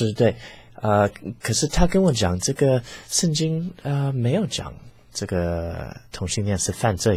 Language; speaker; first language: Chinese; early bilingual, heritage; English